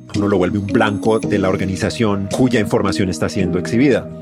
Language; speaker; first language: Spanish; native; Spanish